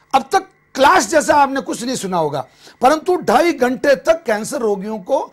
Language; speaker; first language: Hindi; native; Hindi